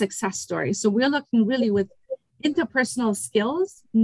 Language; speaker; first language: English; non-native, fluent; German